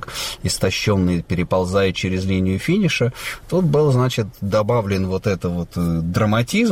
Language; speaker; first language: Russian; native; Russian